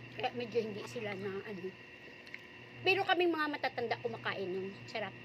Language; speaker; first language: Filipino; non-native, local second language; Hiligaynon